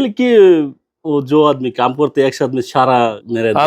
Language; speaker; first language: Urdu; non-native, learner; Bangla